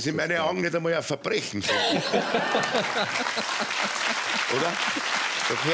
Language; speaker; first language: German; native; German